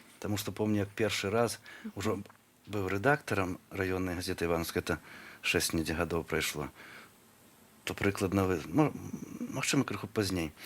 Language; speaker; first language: Belarusian; native; Belarusian